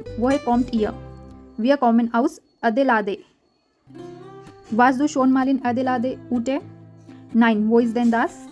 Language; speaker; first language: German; non-native, fluent; Hindi